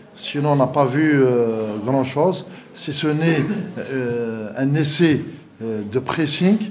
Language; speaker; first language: French; non-native, local second language; Arabic